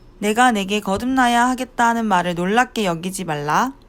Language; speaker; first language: Korean; native; Korean